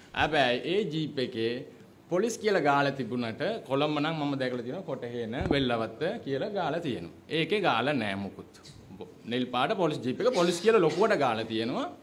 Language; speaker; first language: Sinhala; non-native, local second language; Tamil